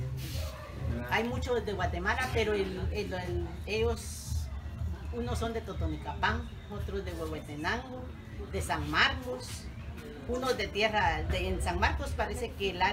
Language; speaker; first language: Spanish; native; Spanish